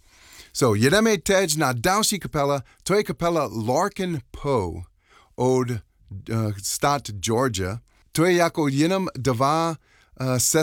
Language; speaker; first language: Czech; non-native, learner; English